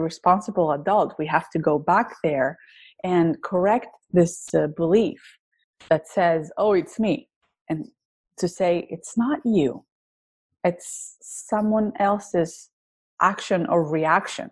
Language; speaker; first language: English; non-native, fluent; Greek